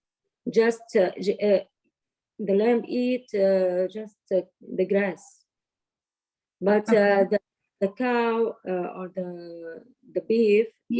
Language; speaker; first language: English; non-native, learner; Arabic